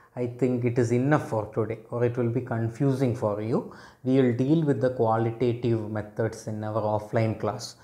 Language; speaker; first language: English; non-native, local second language; Malayalam